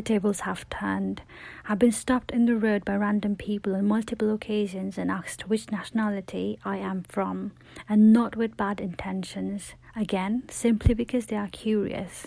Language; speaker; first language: English; non-native, local second language; Nepali